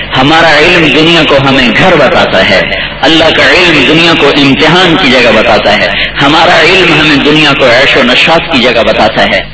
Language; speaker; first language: Urdu; non-native, local second language; Punjabi